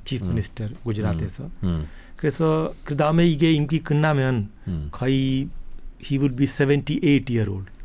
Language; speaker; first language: Korean; non-native, fluent; Hindi